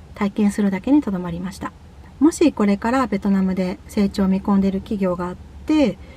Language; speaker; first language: Japanese; native; Japanese